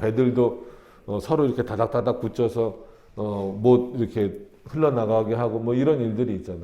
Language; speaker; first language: Korean; native; Korean